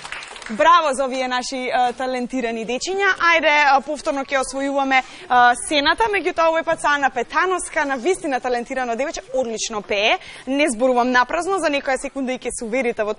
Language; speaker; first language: Macedonian; native; Macedonian